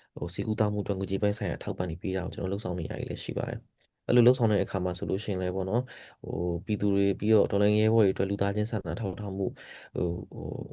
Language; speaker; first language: Burmese; non-native, local second language; S'gaw Karen